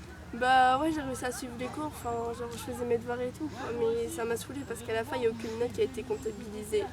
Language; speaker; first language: French; native; French